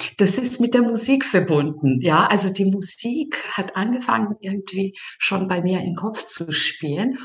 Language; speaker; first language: German; non-native, fluent; Serbian